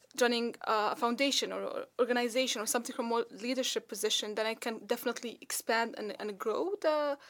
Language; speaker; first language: English; non-native, fluent; Arabic